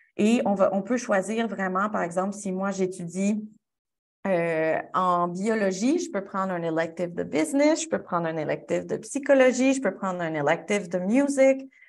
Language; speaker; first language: French; native; French